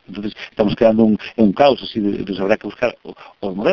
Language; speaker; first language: Spanish; non-native, local second language; Galician